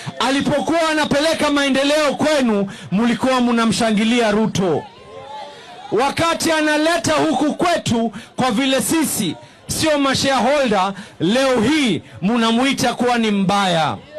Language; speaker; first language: Swahili; native; Swahili